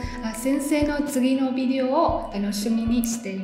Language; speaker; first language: Japanese; non-native, fluent; Vietnamese